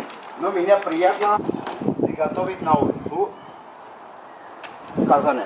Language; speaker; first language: Russian; non-native, fluent; Armenian